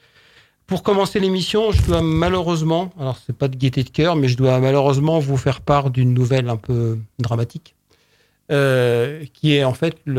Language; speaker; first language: French; native; French